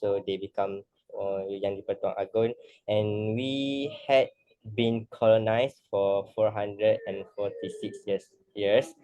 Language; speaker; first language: English; non-native, learner; Malay